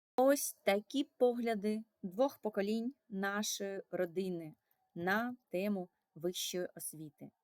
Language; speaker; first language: Ukrainian; non-native, local second language; Russian